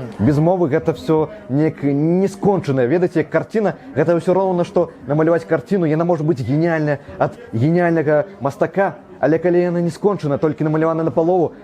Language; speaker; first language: Belarusian; non-native, local second language; Russian